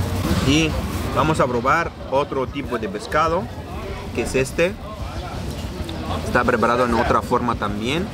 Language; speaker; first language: Spanish; non-native, fluent; Arabic